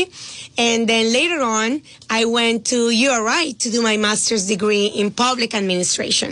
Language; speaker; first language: English; non-native, fluent; Spanish